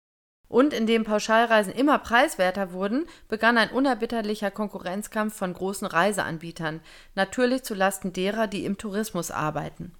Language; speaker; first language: German; native; German